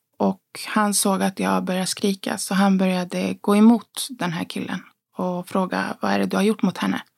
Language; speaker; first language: Swedish; early bilingual, other home language; Spanish